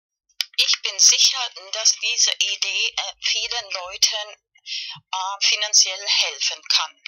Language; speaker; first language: German; non-native, fluent; Spanish